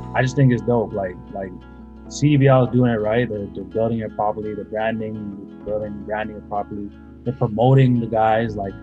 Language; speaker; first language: English; native; English